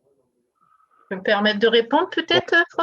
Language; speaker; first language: French; native; French